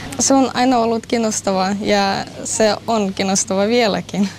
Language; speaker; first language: Finnish; non-native, learner; Russian